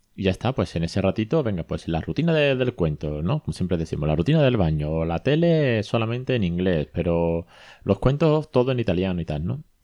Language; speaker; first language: Spanish; native; Spanish